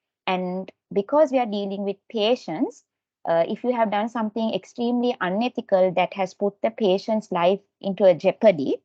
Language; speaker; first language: English; non-native, local second language; Sinhala